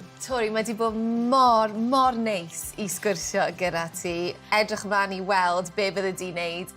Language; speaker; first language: Welsh; native; Welsh